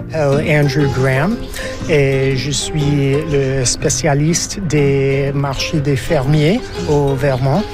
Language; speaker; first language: French; non-native, fluent; English